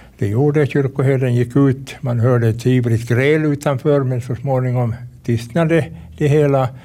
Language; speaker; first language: Swedish; native; Swedish